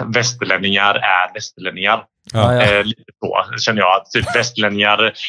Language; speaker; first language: Swedish; early bilingual, heritage; Bosnian